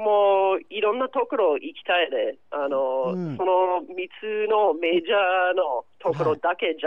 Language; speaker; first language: Japanese; non-native, fluent; English